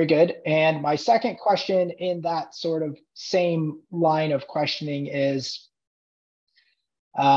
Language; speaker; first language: English; native; English